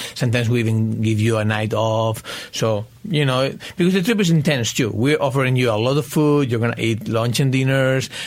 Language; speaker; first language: English; non-native, fluent; Spanish